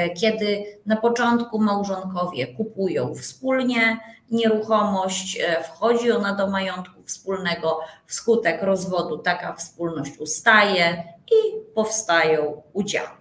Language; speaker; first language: Polish; native; Polish